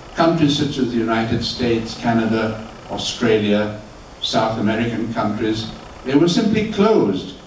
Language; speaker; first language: English; early bilingual, other home language; German